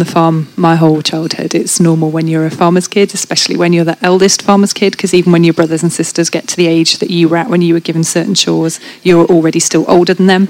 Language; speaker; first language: English; native; English